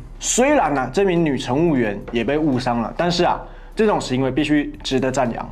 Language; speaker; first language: Chinese; native; Chinese